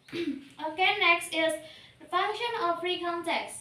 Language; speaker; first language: English; non-native, learner; Indonesian